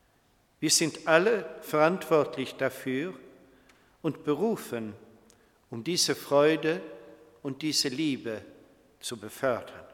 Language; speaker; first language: German; non-native, fluent; Swedish